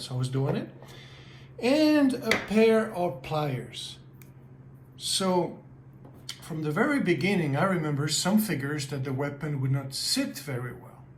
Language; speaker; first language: English; native; English